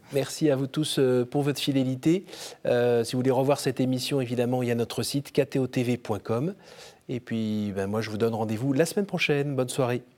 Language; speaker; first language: French; native; French